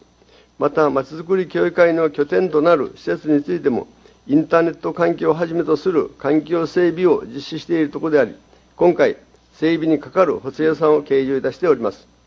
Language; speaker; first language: Japanese; native; Japanese